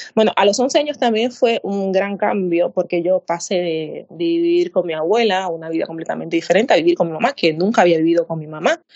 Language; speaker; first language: Spanish; native; Spanish